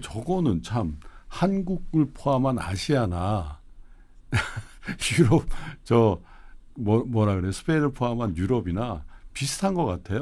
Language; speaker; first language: Korean; native; Korean